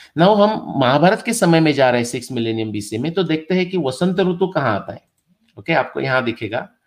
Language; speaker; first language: Hindi; non-native, local second language; Marathi